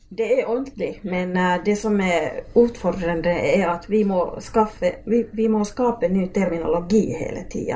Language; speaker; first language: Swedish; non-native, local second language; Finnish